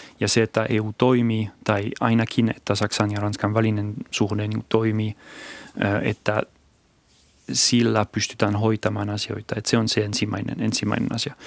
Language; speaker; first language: Finnish; non-native, fluent; French